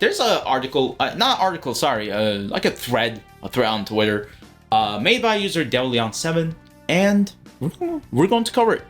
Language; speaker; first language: English; native; English